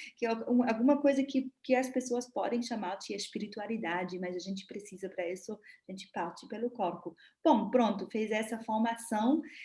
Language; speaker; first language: Portuguese; non-native, fluent; German